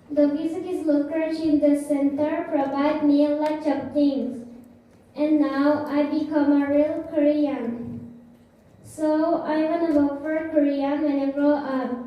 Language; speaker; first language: English; early bilingual, other home language; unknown